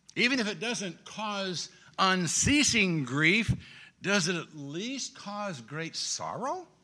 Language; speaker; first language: English; native; English